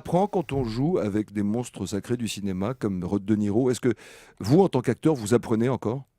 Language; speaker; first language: French; native; French